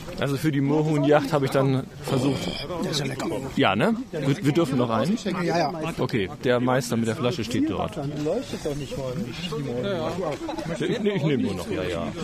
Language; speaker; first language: German; native; German